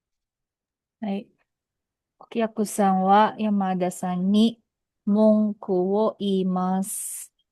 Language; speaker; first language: Japanese; non-native, learner; Filipino